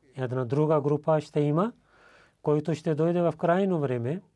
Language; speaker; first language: Bulgarian; non-native, learner; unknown